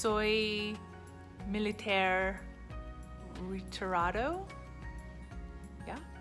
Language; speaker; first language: Spanish; non-native, learner; English